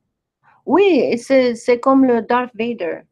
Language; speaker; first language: French; non-native, fluent; English